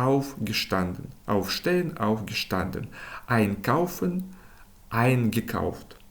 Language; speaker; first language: German; non-native, fluent; Ukrainian